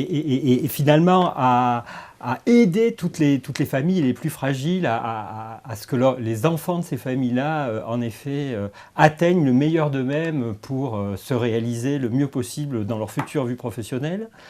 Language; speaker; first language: French; native; French